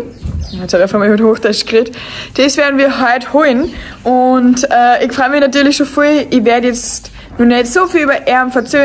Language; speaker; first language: German; native; German